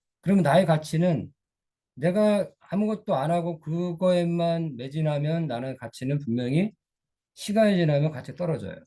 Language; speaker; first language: Korean; native; Korean